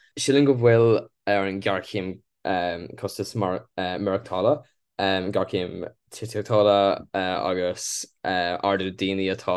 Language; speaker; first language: Irish; non-native, local second language; English